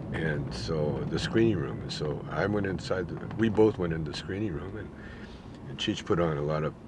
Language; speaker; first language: English; native; English